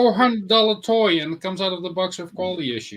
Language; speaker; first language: English; native; English